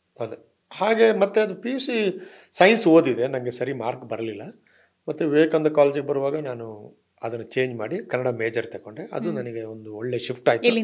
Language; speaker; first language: Kannada; native; Kannada